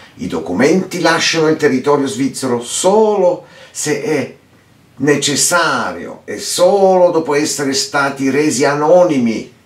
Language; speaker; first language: Italian; early bilingual, heritage; Italian